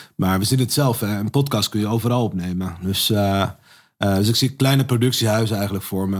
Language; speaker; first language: Dutch; native; Dutch